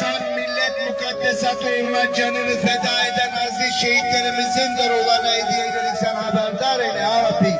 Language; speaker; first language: Turkish; native; Turkish